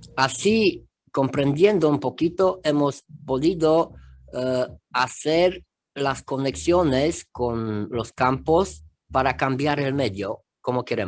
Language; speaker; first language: Spanish; non-native, fluent; Romanian